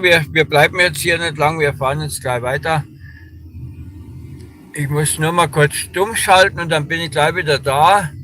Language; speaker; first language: German; native; German